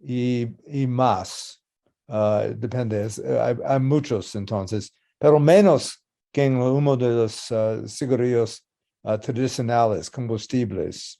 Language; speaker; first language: Spanish; non-native, learner; English